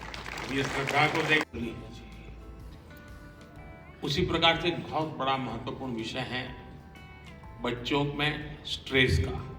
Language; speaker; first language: Hindi; native; Hindi